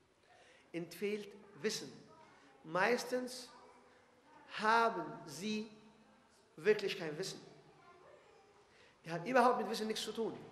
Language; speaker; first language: German; non-native, fluent; Arabic